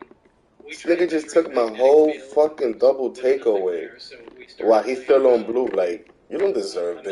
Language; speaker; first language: English; native; English